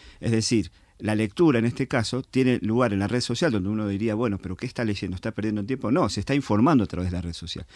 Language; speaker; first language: Spanish; native; Spanish